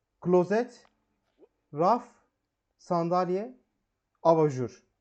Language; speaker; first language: Turkish; native; Turkish